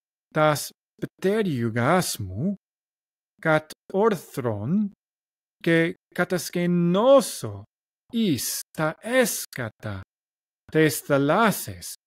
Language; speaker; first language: Greek; non-native, learner; English